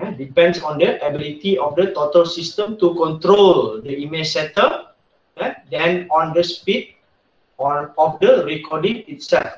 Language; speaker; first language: English; non-native, local second language; Malay